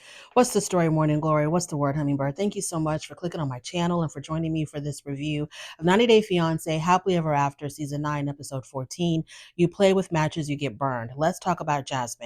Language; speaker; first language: English; native; English